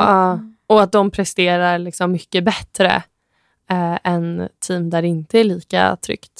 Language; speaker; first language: Swedish; native; Swedish